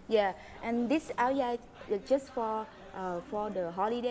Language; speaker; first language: English; non-native, learner; Vietnamese